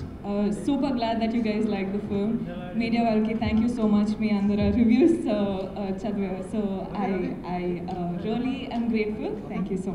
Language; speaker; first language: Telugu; non-native, fluent; Kannada